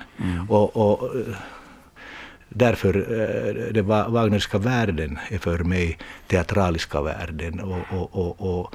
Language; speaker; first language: Swedish; non-native, learner; Finnish